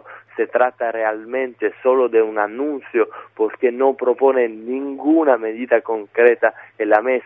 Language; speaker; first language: Spanish; native; Spanish